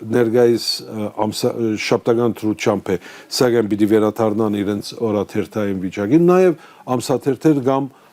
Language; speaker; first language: Armenian; early bilingual, heritage; Armenian